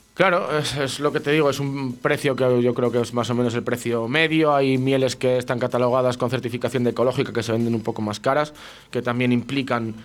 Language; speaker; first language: Spanish; native; Spanish